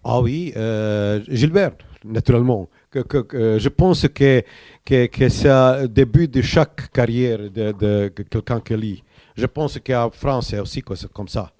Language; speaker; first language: French; non-native, learner; Croatian